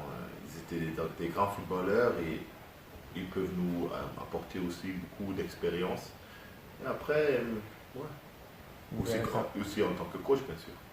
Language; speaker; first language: French; early bilingual, heritage; German